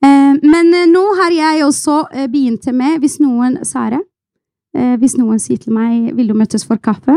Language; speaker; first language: Norwegian; non-native, fluent; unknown